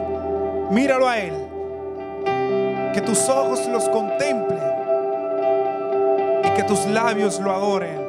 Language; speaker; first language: Spanish; native; Spanish